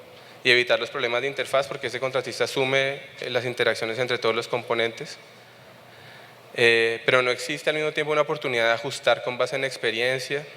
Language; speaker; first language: Spanish; native; Spanish